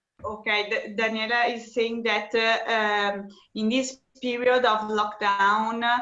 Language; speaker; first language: English; non-native, fluent; Italian